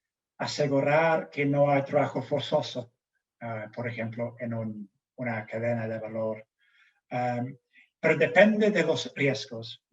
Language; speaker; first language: Spanish; non-native, fluent; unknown